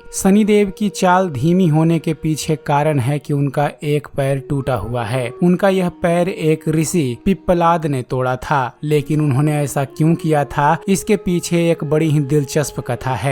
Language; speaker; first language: Hindi; native; Hindi